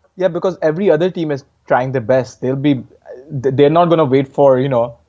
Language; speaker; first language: English; non-native, local second language; Hindi